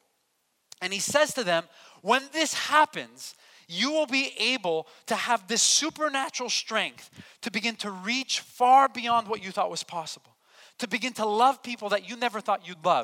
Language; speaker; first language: English; native; English